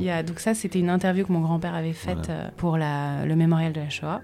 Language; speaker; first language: French; native; French